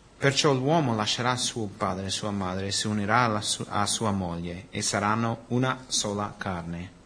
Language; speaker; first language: Italian; non-native, fluent; Spanish